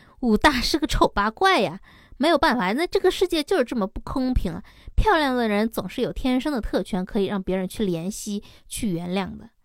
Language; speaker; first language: Chinese; native; Chinese